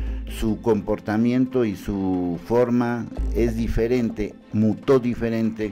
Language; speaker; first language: Spanish; native; Spanish